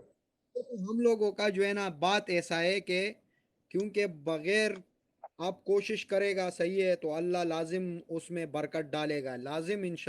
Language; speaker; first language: Hindi; non-native, local second language; Pashto